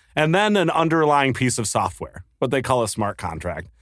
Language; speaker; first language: English; native; English